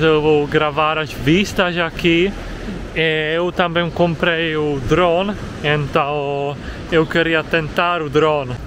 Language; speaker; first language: Portuguese; non-native, fluent; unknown